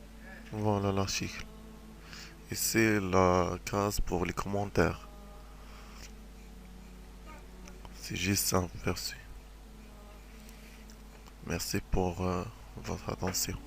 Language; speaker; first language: French; non-native, local second language; Arabic